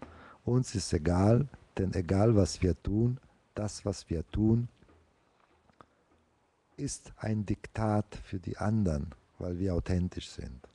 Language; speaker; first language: German; non-native, fluent; Italian